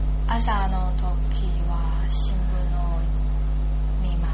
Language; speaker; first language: Japanese; non-native, learner; Chinese